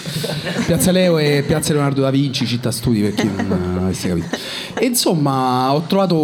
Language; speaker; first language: Italian; native; Italian